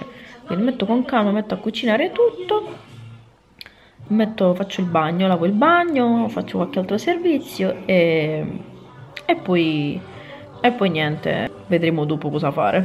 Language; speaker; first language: Italian; native; Italian